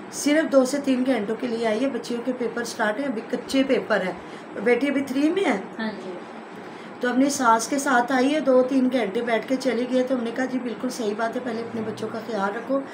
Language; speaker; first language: Urdu; non-native, local second language; Punjabi